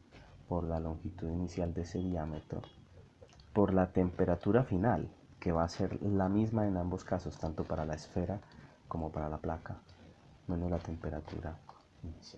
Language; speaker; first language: Spanish; native; Spanish